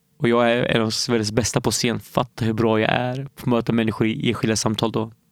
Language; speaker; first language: Swedish; early bilingual, other home language; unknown